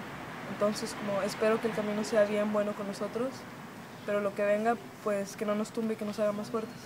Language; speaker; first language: Spanish; native; Spanish